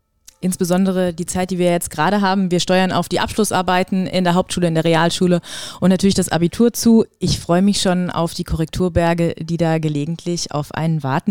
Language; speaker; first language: German; native; German